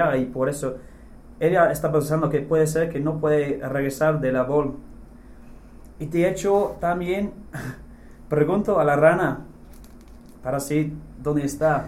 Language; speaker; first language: Spanish; non-native, fluent; English